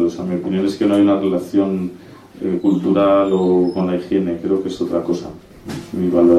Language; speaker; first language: Spanish; native; Spanish